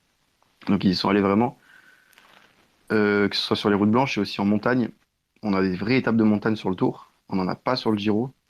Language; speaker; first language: French; native; French